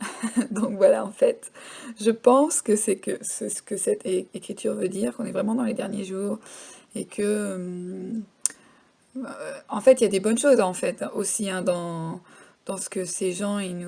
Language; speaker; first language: French; native; French